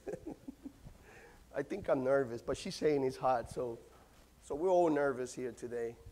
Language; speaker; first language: English; non-native, fluent; Spanish